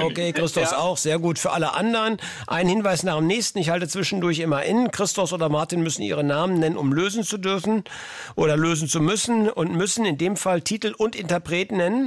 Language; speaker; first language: German; native; German